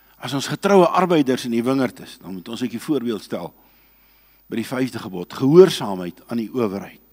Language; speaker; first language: Afrikaans; native; Afrikaans